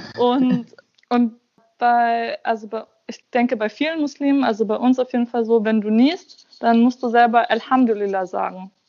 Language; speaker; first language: German; early bilingual, other home language; Persian